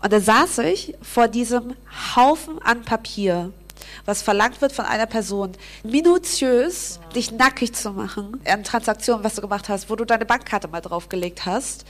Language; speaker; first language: German; early bilingual, other home language; Vietnamese